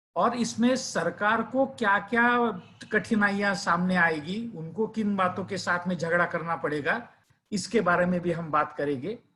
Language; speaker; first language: Hindi; non-native, local second language; Marathi